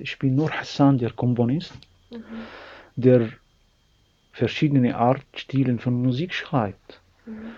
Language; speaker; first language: German; non-native, learner; Arabic